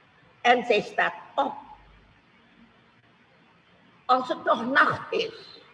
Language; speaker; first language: Dutch; non-native, fluent; Indonesian